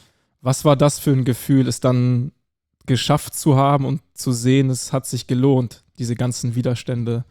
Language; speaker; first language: German; native; German